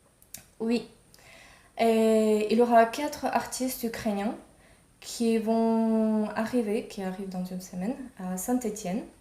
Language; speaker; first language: French; non-native, fluent; Ukrainian